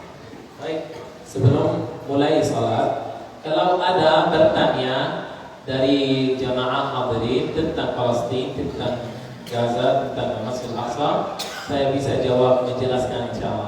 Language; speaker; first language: Indonesian; non-native, learner; Arabic